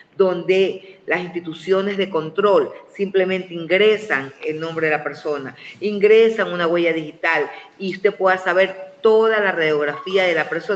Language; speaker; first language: Spanish; native; Spanish